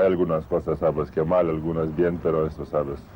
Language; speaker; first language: Spanish; non-native, learner; Lithuanian